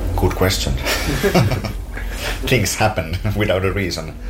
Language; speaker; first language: English; non-native, fluent; Finnish